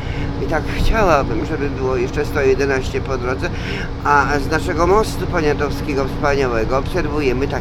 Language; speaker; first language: Polish; native; Polish